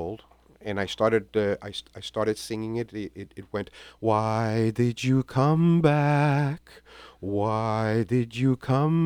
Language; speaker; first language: English; native; English